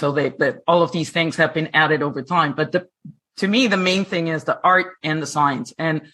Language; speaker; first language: English; non-native, fluent; Spanish